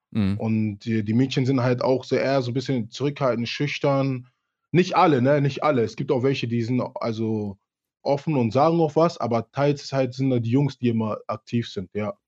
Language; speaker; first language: German; early bilingual, other home language; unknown